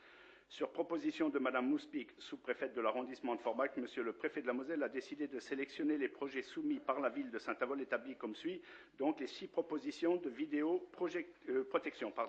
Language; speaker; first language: French; native; French